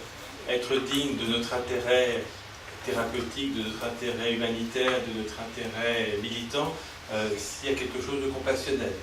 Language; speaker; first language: French; native; French